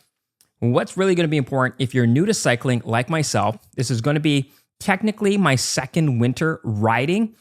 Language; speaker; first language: English; native; English